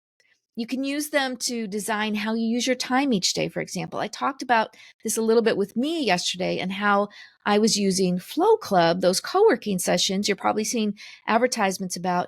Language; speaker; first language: English; native; English